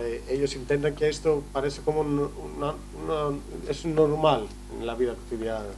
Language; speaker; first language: Spanish; non-native, learner; Greek